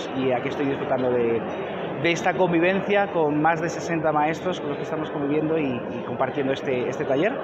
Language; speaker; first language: Spanish; native; Spanish